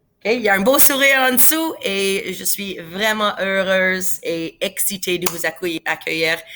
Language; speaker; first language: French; non-native, local second language; English